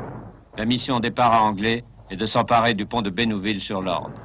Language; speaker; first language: French; native; French